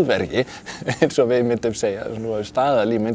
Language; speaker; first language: Icelandic; non-native, fluent; Danish